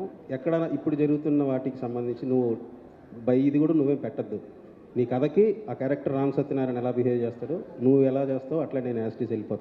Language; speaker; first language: Telugu; native; Telugu